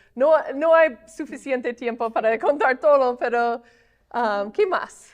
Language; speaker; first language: Spanish; non-native, fluent; English